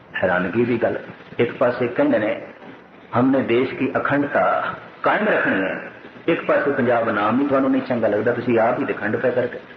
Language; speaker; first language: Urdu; non-native, local second language; Punjabi